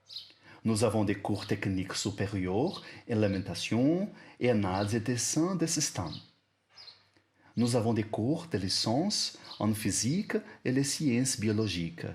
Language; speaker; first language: French; non-native, learner; Portuguese